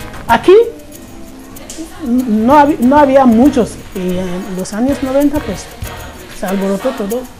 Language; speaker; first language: Spanish; non-native, fluent; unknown